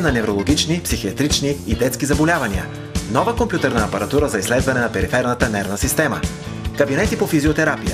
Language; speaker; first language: Bulgarian; native; Bulgarian